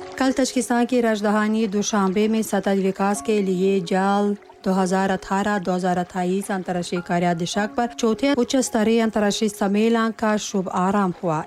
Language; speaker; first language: Hindi; non-native, fluent; Tajik